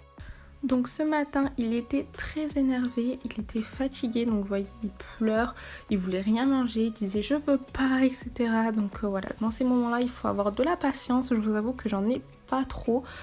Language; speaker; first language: French; native; French